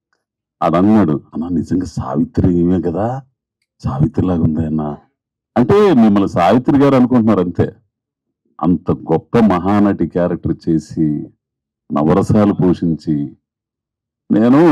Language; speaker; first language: Telugu; native; Telugu